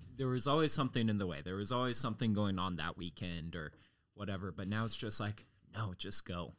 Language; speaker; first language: English; native; English